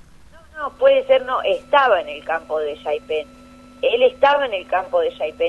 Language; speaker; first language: Spanish; native; Spanish